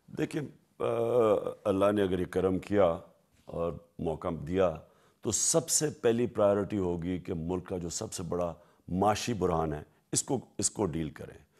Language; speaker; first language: Urdu; native; Urdu